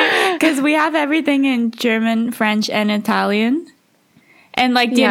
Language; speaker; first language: English; early bilingual, heritage; English